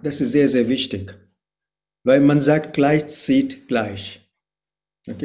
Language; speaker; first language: German; non-native, fluent; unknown